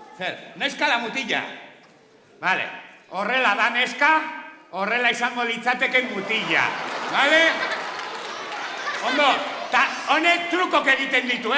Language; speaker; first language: Basque; non-native, local second language; Spanish